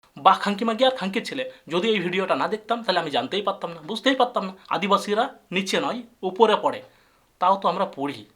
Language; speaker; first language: Bangla; non-native, local second language; Santali